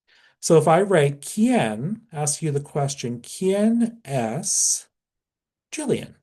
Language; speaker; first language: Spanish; non-native, fluent; English